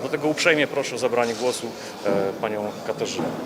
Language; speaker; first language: Polish; native; Polish